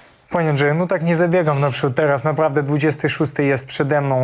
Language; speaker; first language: Polish; non-native, fluent; Ukrainian